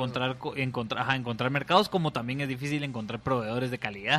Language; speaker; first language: Spanish; native; Spanish